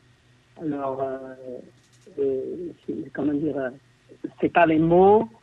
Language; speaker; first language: French; non-native, fluent; Chinese